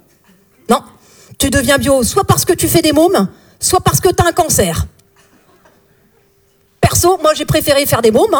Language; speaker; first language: French; native; French